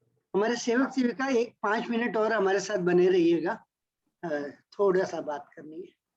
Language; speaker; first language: Hindi; native; Hindi